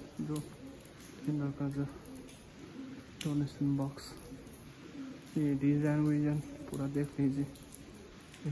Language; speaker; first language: Hindi; non-native, local second language; Nepali